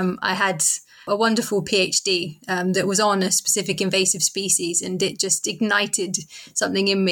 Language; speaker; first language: English; native; English